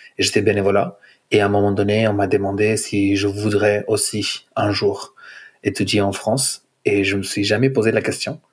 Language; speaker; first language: French; non-native, fluent; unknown